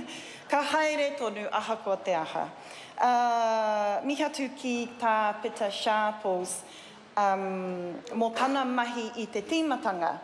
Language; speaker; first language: Māori; non-native, learner; English